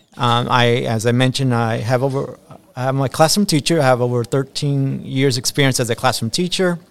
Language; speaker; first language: English; early bilingual, other home language; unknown